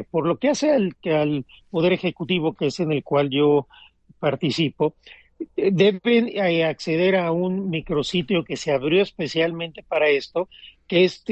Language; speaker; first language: Spanish; native; Spanish